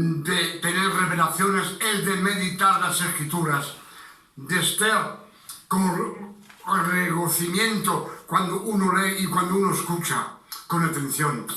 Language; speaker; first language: Spanish; non-native, fluent; French